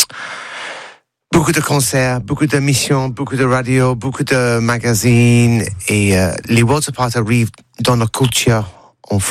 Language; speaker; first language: French; non-native, learner; English